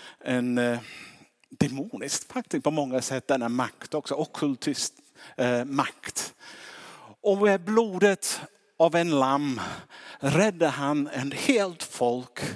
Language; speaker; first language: Swedish; non-native, fluent; English